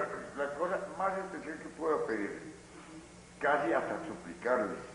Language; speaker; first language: Spanish; native; Spanish